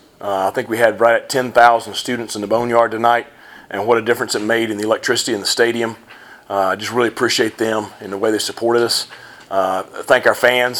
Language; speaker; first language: English; native; English